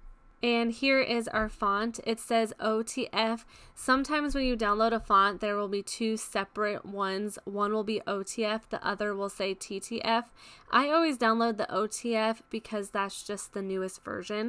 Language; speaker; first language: English; native; English